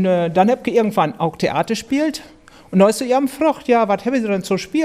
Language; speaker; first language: German; non-native, local second language; Low German